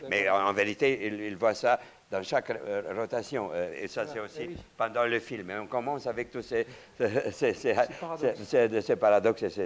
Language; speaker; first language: French; non-native, fluent; Romanian